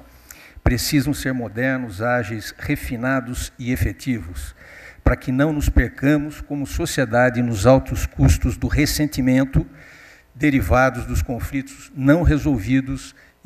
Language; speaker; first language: Portuguese; native; Portuguese